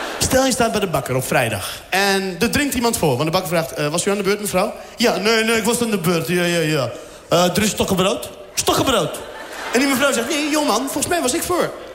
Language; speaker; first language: Dutch; early bilingual, other home language; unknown